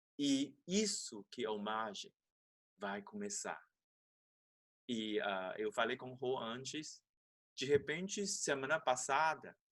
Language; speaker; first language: Portuguese; non-native, fluent; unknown